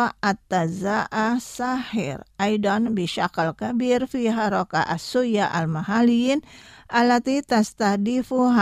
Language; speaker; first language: Arabic; non-native, fluent; Indonesian